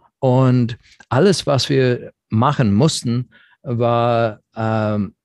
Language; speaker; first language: German; non-native, fluent; English